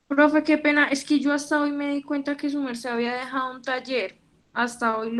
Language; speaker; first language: Spanish; native; Spanish